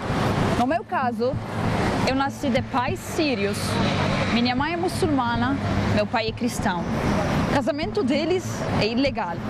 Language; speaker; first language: Portuguese; non-native, fluent; Arabic